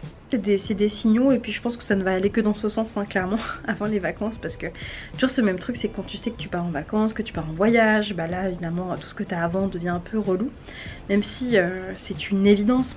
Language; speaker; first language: French; native; French